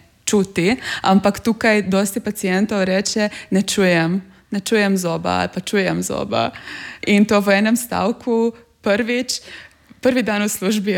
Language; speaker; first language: Slovenian; non-native, fluent; Hungarian